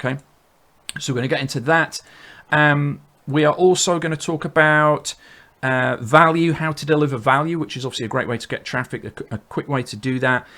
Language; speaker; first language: English; native; English